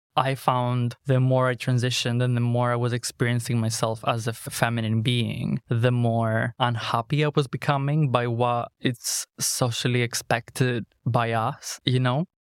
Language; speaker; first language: English; non-native, fluent; Greek